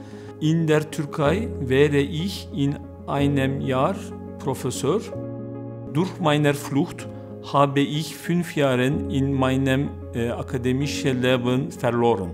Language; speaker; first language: German; non-native, learner; Turkish